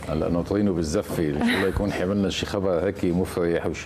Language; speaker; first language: Arabic; native; Arabic